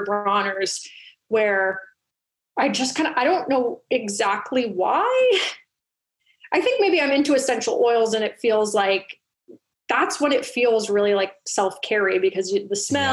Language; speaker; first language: English; native; English